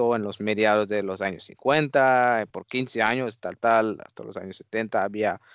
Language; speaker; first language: Spanish; non-native, fluent; Dutch